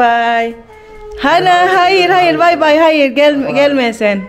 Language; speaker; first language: Turkish; non-native, learner; Indonesian